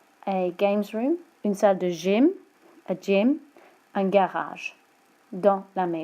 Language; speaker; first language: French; non-native, fluent; English